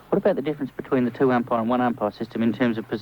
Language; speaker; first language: English; native; English